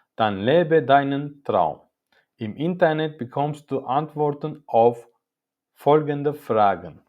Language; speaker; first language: German; non-native, learner; Turkish